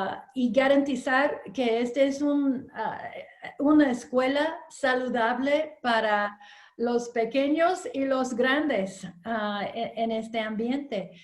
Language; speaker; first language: Spanish; non-native, learner; English